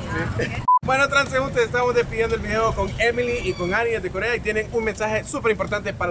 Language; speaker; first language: Spanish; native; Spanish